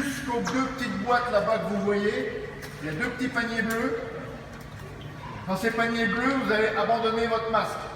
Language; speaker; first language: French; native; French